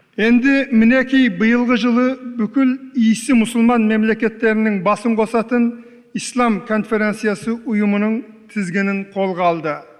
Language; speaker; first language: Kazakh; early bilingual, heritage; Kazakh